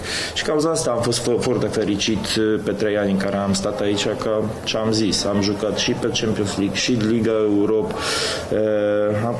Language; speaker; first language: Romanian; non-native, fluent; Polish